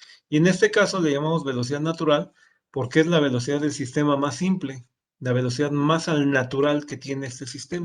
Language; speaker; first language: Spanish; native; Spanish